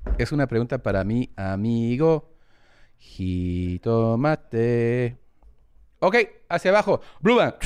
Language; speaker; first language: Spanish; early bilingual, heritage; English